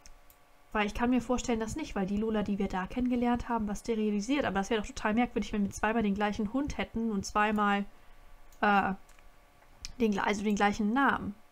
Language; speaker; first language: German; native; German